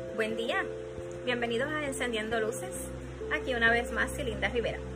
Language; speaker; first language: Spanish; early bilingual, heritage; Spanish